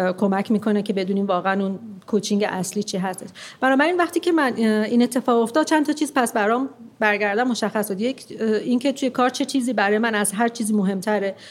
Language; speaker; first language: Persian; non-native, local second language; Armenian